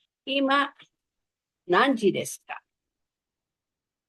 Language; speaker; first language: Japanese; non-native, learner; Filipino